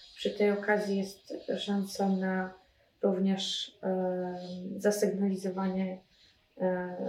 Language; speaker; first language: Polish; non-native, fluent; Russian